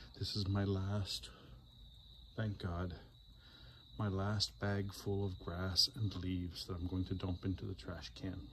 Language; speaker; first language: English; native; English